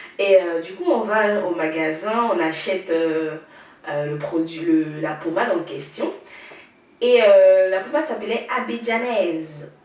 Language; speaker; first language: French; native; French